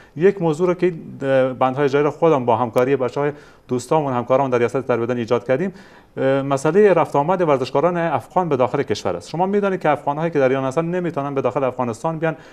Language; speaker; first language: Persian; native; Persian